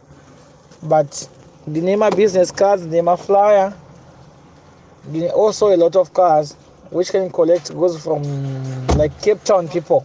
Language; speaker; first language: English; non-native, local second language; Shona